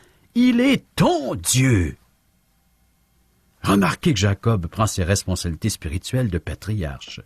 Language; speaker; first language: French; native; French